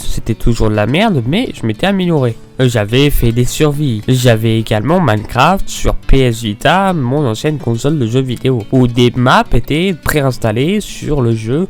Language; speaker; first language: French; native; French